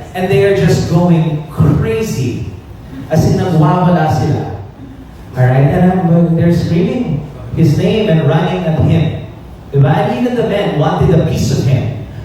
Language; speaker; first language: English; native; English